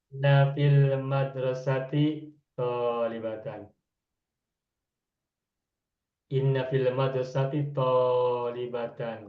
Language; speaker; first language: Arabic; non-native, fluent; Indonesian